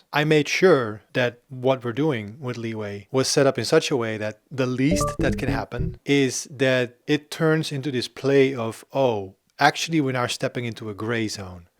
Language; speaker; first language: English; non-native, fluent; Dutch